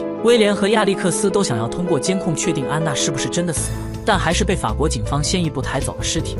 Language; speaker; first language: Chinese; native; Chinese